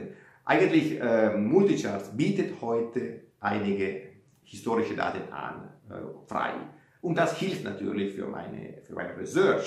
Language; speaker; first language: German; non-native, fluent; Italian